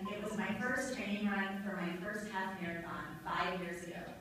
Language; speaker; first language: English; native; English